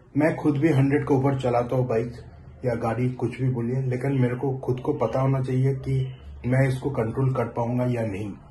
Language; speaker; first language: Hindi; non-native, local second language; Bangla